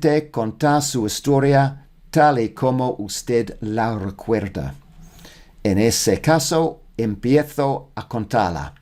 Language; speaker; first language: Spanish; non-native, learner; English